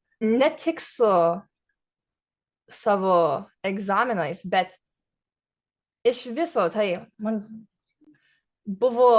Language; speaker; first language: Lithuanian; early bilingual, heritage; English